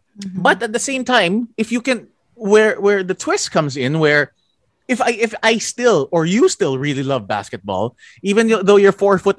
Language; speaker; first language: English; non-native, local second language; Filipino